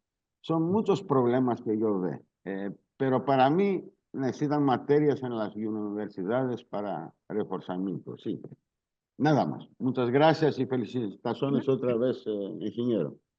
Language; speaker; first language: Spanish; non-native, learner; Greek